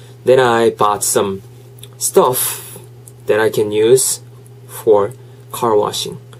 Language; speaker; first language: English; non-native, fluent; Korean